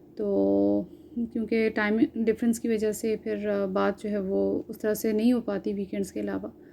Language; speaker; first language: Urdu; native; Urdu